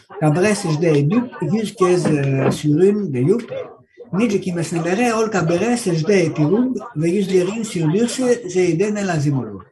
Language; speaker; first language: Turkish; non-native, learner; Greek